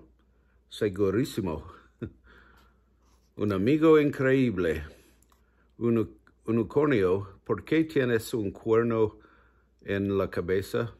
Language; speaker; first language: Spanish; non-native, learner; English